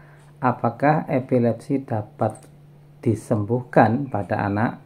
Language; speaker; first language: Indonesian; native; Indonesian